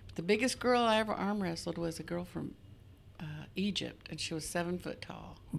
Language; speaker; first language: English; native; English